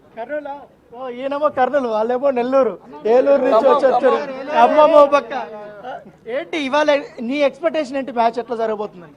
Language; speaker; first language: Telugu; native; Telugu